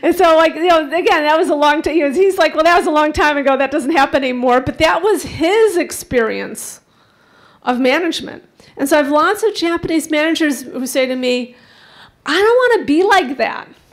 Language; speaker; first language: English; native; English